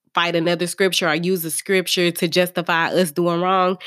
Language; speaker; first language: English; native; English